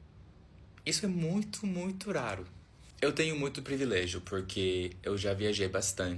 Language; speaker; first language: Portuguese; non-native, fluent; English